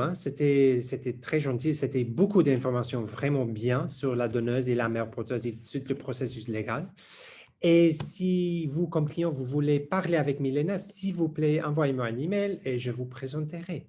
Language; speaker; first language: French; non-native, learner; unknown